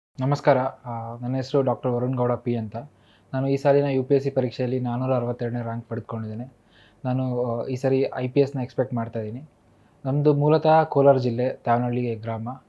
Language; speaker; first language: Kannada; native; Kannada